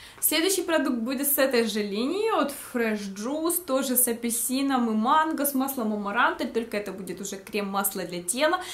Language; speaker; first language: Russian; native; Russian